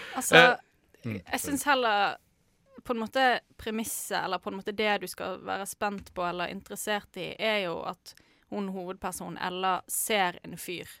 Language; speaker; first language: Norwegian; native; Norwegian